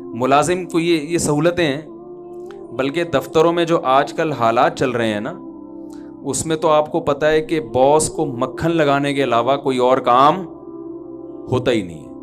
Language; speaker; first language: Urdu; native; Urdu